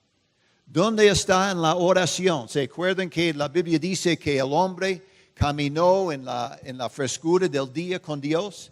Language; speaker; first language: Spanish; non-native, fluent; English